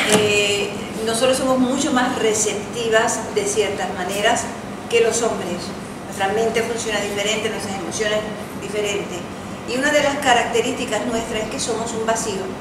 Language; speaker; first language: Spanish; early bilingual, heritage; Spanish